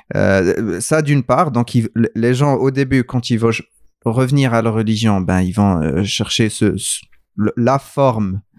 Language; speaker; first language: French; non-native, local second language; Arabic